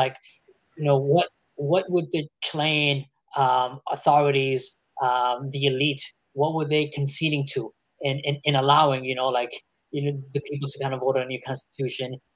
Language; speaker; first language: English; early bilingual, other home language; Spanish